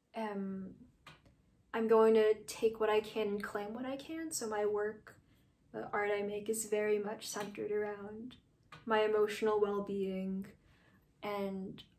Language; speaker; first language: English; native; English